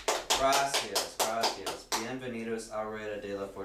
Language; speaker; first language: Spanish; non-native, learner; English